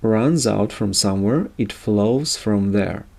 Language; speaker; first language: English; non-native, fluent; Russian